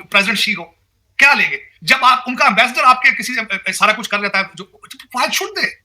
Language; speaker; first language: Urdu; non-native, local second language; Punjabi